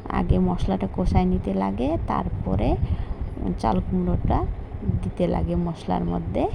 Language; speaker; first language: Bangla; non-native, local second language; Nepali